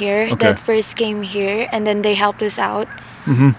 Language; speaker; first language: English; non-native, local second language; Filipino